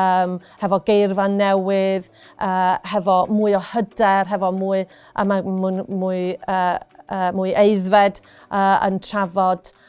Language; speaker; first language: Welsh; non-native, local second language; English